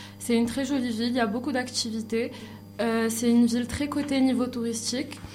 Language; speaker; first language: French; non-native, local second language; Arabic